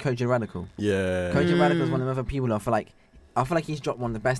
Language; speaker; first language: English; native; English